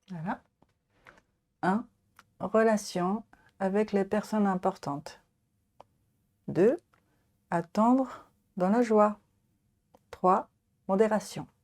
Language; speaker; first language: French; non-native, fluent; Japanese